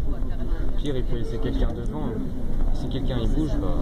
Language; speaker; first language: French; native; French